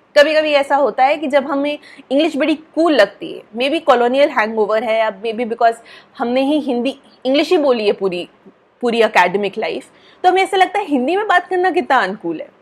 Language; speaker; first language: Hindi; native; Hindi